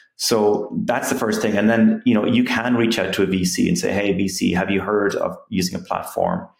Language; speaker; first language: English; native; English